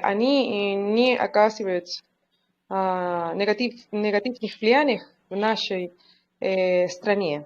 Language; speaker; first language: Russian; non-native, learner; Spanish